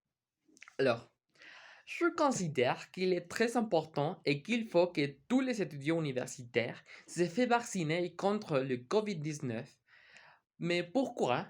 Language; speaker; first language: French; non-native, learner; Spanish